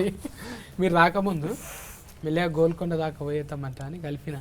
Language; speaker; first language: Telugu; native; Telugu